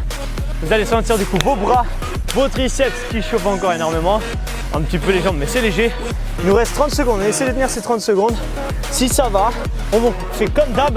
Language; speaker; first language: French; native; French